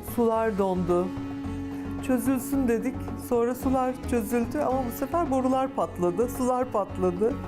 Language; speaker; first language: Turkish; native; Turkish